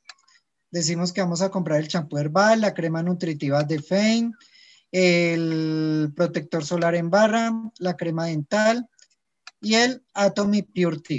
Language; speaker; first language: Spanish; native; Spanish